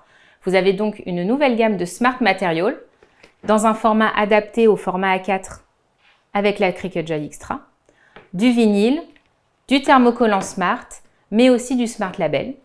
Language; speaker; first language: French; native; French